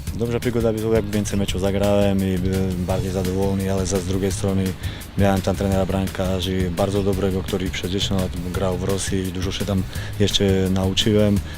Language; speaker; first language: Polish; non-native, learner; Slovak